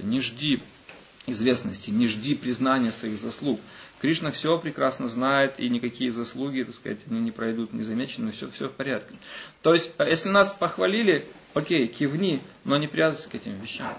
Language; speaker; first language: Russian; native; Russian